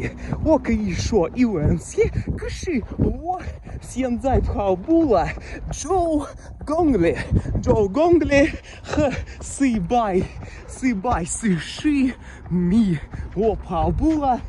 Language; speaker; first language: Chinese; non-native, learner; Russian